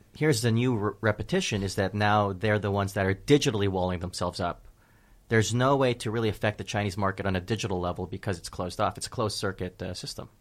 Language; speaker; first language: English; early bilingual, other home language; Filipino